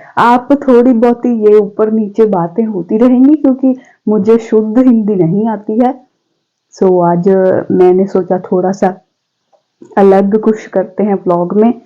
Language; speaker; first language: Hindi; non-native, local second language; Punjabi